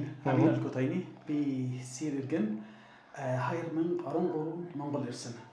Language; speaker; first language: Mongolian; non-native, learner; Arabic